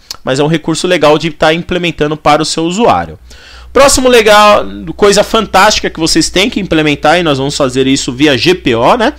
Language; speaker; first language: Portuguese; native; Portuguese